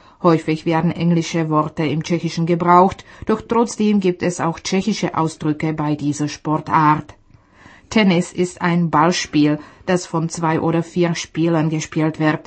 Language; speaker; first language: German; non-native, fluent; Czech